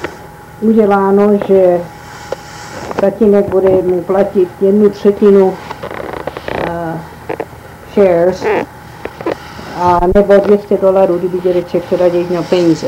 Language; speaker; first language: Czech; early bilingual, heritage; Czech